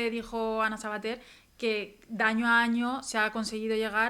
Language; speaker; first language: Spanish; native; Spanish